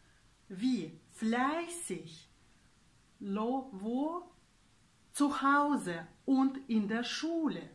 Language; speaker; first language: German; non-native, fluent; Russian